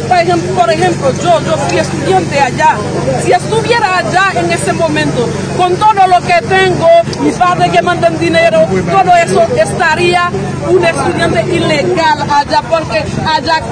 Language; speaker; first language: Spanish; non-native, fluent; Haitian Creole